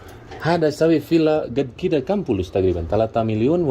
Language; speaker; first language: Arabic; non-native, learner; Indonesian